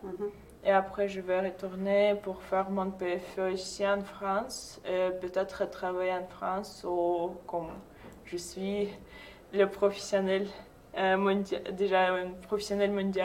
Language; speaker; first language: French; non-native, fluent; Russian